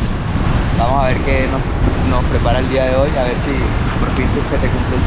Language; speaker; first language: Spanish; native; Spanish